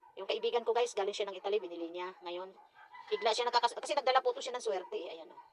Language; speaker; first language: Filipino; non-native, local second language; Cebuano